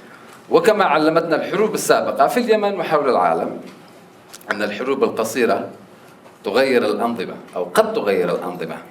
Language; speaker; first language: Arabic; native; Arabic